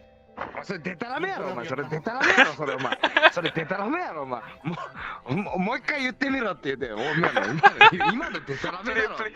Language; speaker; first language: Japanese; native; Japanese